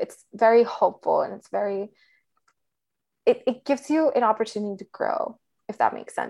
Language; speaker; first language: English; non-native, local second language; Hindi